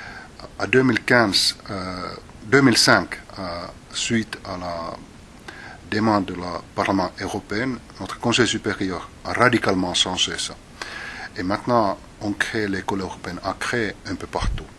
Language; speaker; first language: French; non-native, fluent; Finnish